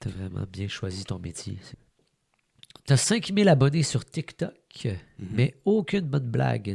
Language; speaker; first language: French; native; French